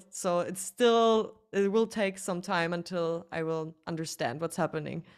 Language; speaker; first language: English; non-native, fluent; German